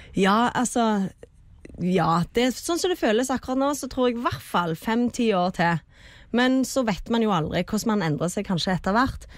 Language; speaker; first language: Norwegian; native; Norwegian